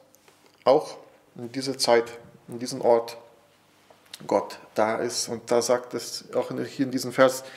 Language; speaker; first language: German; non-native, fluent; Portuguese